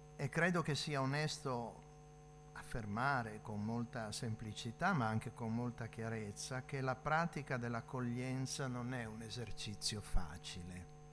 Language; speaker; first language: Italian; native; Italian